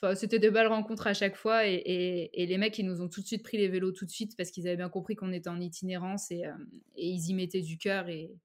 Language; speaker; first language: French; native; French